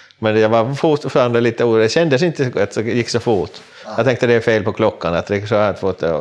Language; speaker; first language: Swedish; non-native, local second language; Finnish